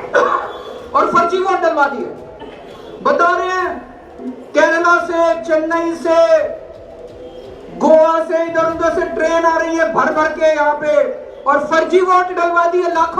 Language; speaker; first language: Hindi; native; Hindi